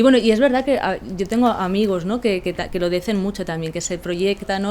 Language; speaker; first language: Spanish; native; Spanish